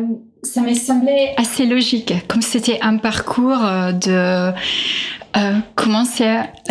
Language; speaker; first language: French; non-native, fluent; Italian